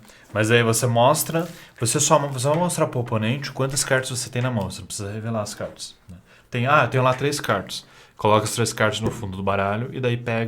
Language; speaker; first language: Portuguese; native; Portuguese